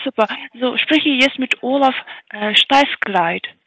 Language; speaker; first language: German; non-native, fluent; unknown